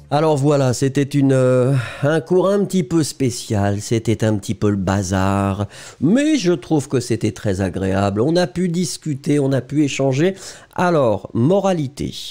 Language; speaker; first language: French; native; French